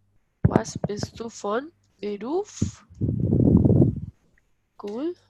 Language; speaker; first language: German; non-native, fluent; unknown